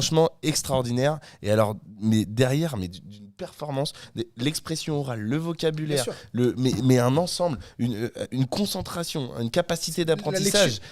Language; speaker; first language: French; native; French